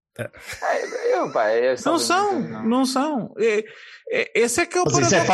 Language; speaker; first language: Portuguese; native; Portuguese